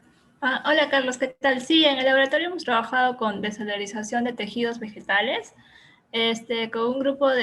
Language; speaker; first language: Spanish; native; Spanish